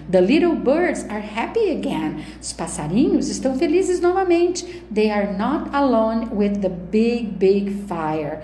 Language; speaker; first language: English; non-native, fluent; Portuguese